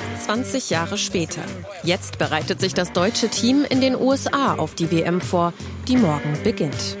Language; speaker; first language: German; native; German